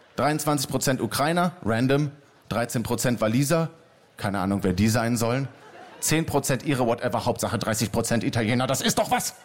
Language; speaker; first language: German; native; German